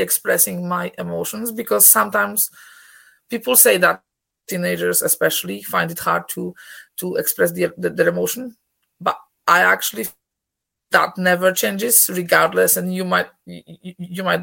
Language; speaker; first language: English; non-native, fluent; Polish